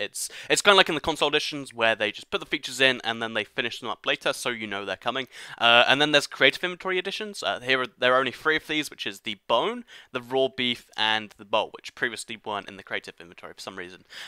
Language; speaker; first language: English; native; English